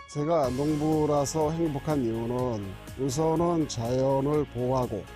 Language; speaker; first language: Korean; native; Korean